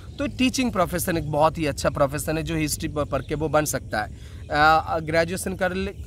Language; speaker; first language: Hindi; non-native, local second language; Bangla